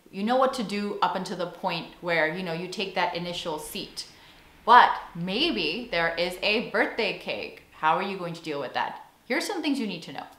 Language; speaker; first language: English; native; English